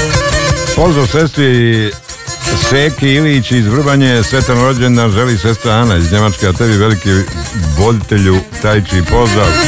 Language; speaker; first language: Serbian; native; Serbian